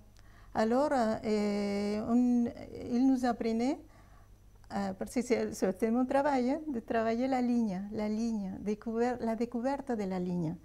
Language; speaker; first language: French; non-native, fluent; Spanish